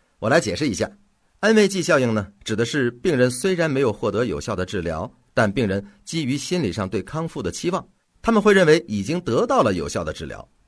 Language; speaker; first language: Chinese; native; Chinese